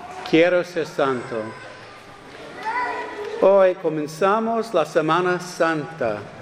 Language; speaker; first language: Spanish; non-native, learner; English